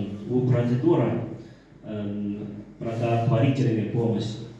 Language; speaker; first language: Russian; non-native, fluent; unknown